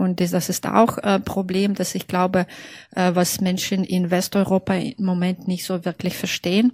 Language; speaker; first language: German; non-native, fluent; Belarusian